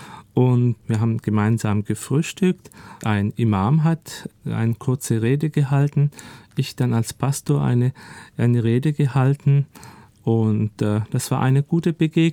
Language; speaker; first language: German; early bilingual, other home language; Turkish